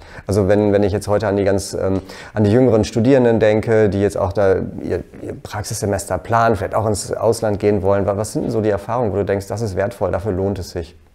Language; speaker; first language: German; native; German